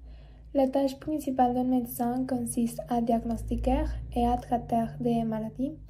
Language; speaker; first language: French; non-native, learner; Spanish